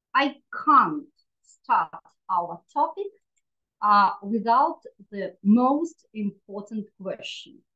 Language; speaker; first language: English; non-native, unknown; Russian